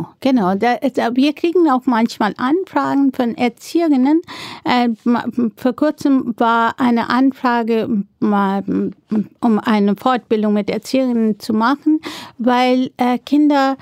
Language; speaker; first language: German; non-native, fluent; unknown